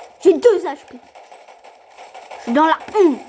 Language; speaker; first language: French; native; French